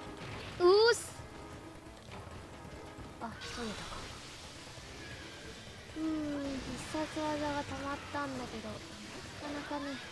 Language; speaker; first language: Japanese; native; Japanese